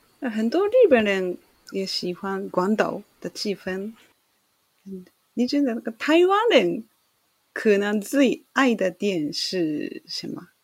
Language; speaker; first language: Chinese; non-native, learner; Japanese